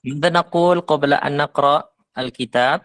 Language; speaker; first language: Arabic; non-native, fluent; Indonesian